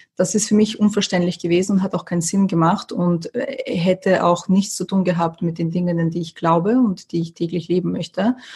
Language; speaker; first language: German; early bilingual, other home language; Russian